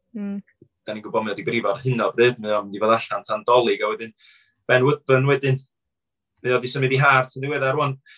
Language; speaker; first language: Welsh; native; Welsh